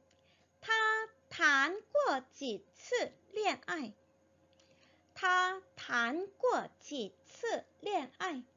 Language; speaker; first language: Chinese; non-native, fluent; Korean